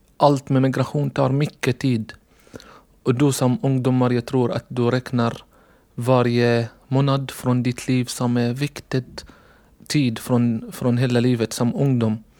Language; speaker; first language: Swedish; non-native, learner; Arabic